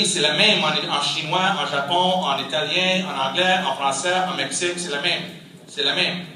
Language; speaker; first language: French; non-native, fluent; English